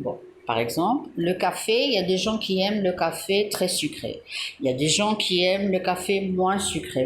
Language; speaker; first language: French; native; French